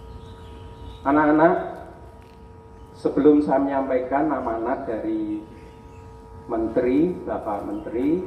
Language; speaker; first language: Indonesian; native; Indonesian